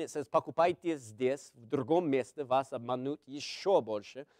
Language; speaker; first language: Russian; non-native, fluent; English